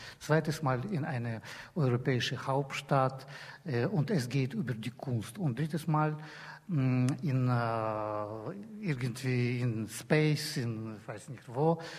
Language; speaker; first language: German; non-native, learner; Russian